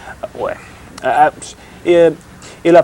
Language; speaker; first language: French; non-native, learner; English